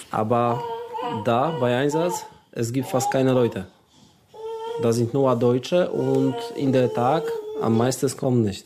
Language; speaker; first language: German; non-native, learner; Polish